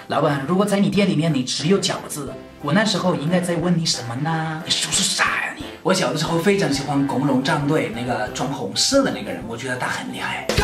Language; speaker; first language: Chinese; non-native, fluent; Spanish